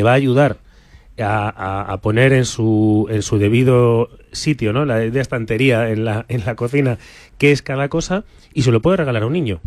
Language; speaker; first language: Spanish; native; Spanish